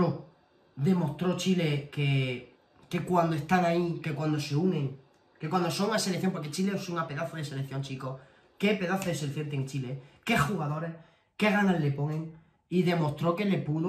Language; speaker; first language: Spanish; native; Spanish